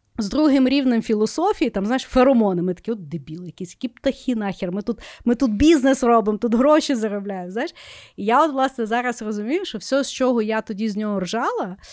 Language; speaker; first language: Ukrainian; native; Ukrainian